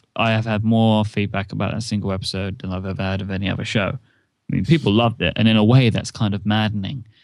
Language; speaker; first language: English; native; English